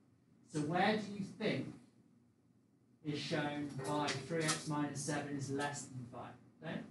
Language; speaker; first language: English; native; English